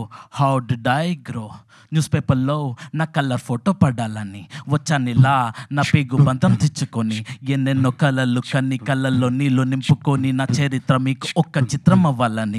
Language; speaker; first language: Telugu; native; Telugu